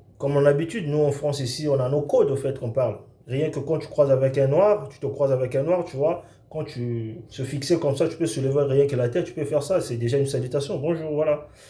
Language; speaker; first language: French; non-native, local second language; Lingala